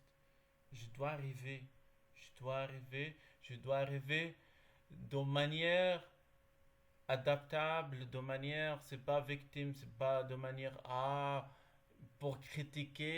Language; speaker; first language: French; non-native, learner; Arabic